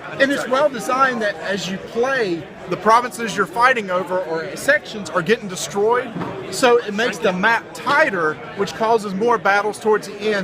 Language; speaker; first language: English; native; English